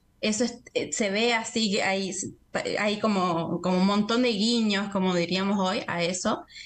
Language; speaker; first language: Spanish; native; Spanish